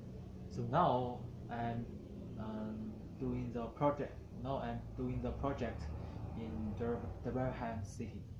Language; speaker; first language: English; non-native, learner; Chinese